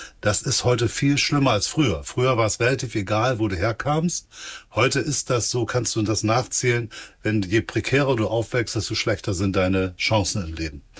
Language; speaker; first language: German; native; German